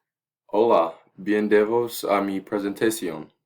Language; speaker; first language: Spanish; non-native, learner; English